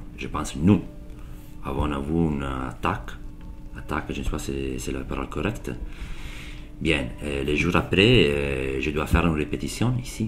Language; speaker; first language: French; non-native, learner; Italian